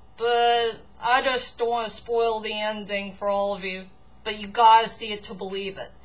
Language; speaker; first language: English; native; English